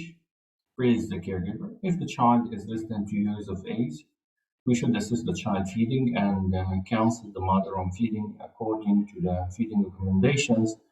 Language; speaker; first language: English; non-native, fluent; Arabic